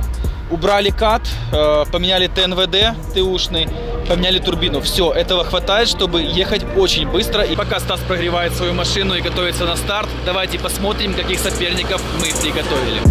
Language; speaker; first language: Russian; native; Russian